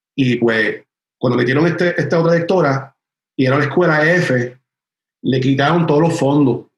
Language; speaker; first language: Spanish; early bilingual, heritage; Spanish